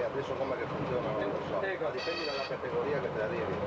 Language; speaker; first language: Italian; native; Italian